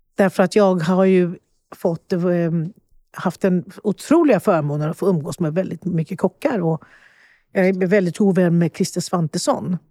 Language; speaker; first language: Swedish; early bilingual, other home language; Spanish